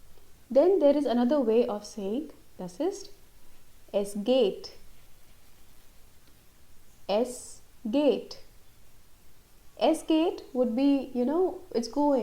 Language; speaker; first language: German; non-native, fluent; Hindi